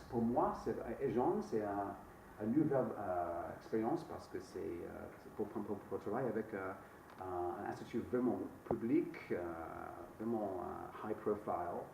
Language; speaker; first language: French; non-native, fluent; English